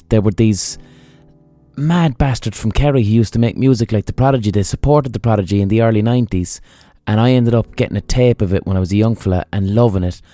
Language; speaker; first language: English; native; English